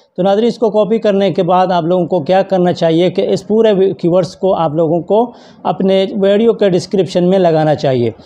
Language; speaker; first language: Urdu; native; Urdu